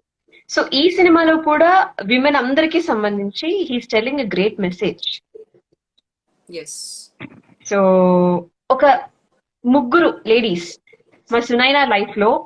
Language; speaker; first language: Telugu; native; Telugu